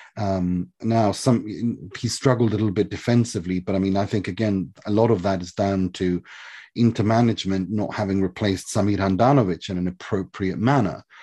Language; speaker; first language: English; early bilingual, other home language; Swedish